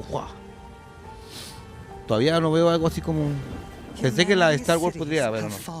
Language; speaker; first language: Spanish; native; Spanish